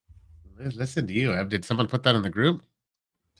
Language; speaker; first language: English; native; English